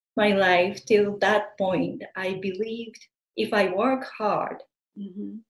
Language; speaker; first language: English; non-native, fluent; Japanese